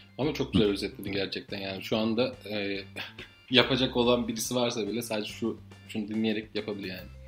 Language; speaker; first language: Turkish; native; Turkish